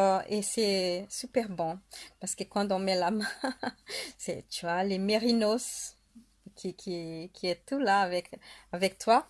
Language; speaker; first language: French; non-native, fluent; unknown